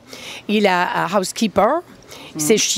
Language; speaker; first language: French; non-native, fluent; English